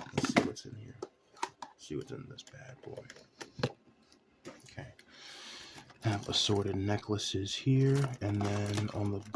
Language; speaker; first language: English; native; English